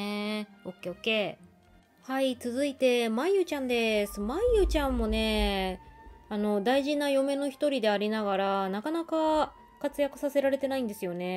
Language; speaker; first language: Japanese; native; Japanese